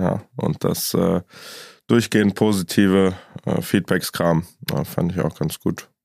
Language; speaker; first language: German; native; German